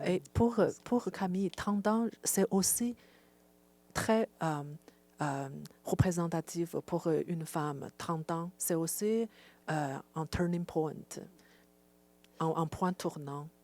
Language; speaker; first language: French; non-native, fluent; Chinese